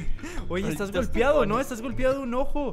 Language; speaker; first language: Spanish; native; Spanish